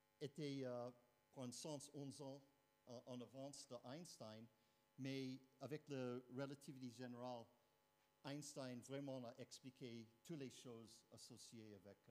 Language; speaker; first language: French; non-native, fluent; English